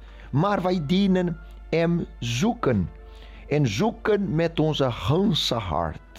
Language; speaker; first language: Dutch; non-native, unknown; Portuguese